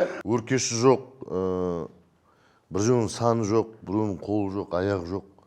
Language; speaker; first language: Kazakh; native; Kazakh